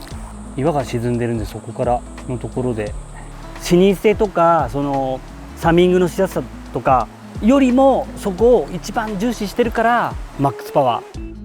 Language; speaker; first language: Japanese; native; Japanese